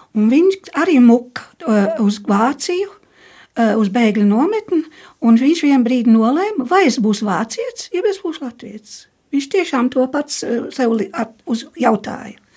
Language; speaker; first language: Latvian; early bilingual, heritage; Latvian